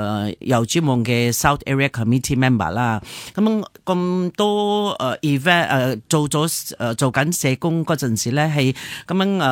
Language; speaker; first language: Cantonese; non-native, fluent; Nepali